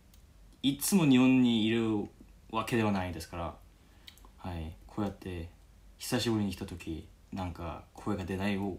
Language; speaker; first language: Japanese; non-native, learner; Korean